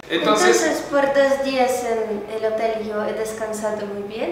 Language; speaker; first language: Spanish; non-native, learner; Ukrainian